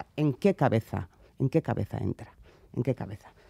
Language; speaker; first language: Spanish; native; Spanish